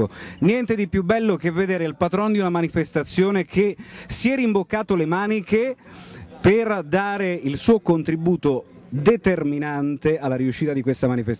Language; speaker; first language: Italian; native; Italian